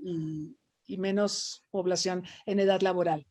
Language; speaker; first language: Spanish; native; Spanish